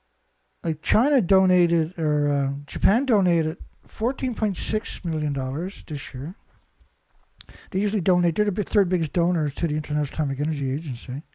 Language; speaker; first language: English; native; English